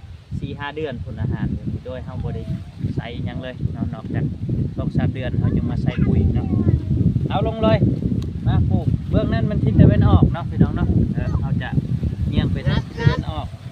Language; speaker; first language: Thai; non-native, local second language; Lao